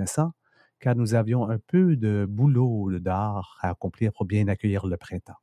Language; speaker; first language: French; native; French